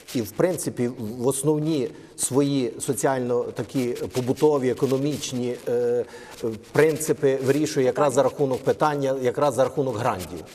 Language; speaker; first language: Ukrainian; native; Ukrainian